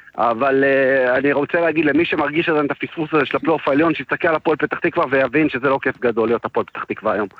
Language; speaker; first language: Hebrew; native; Hebrew